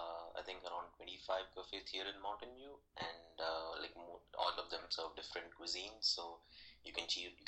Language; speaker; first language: English; non-native, local second language; Telugu